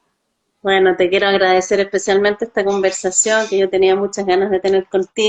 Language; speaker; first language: Spanish; native; Spanish